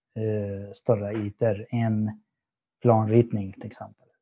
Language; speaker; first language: Swedish; non-native, fluent; Arabic